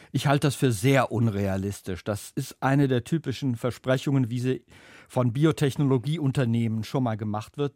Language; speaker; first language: German; native; German